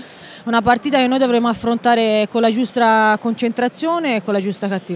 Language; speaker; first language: Italian; native; Italian